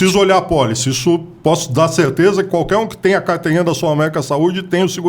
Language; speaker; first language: Portuguese; native; Portuguese